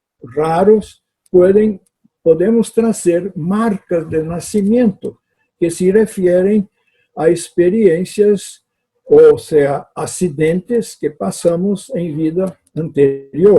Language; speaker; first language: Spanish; non-native, fluent; Portuguese